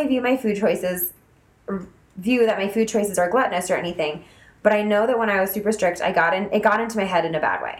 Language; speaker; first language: English; native; English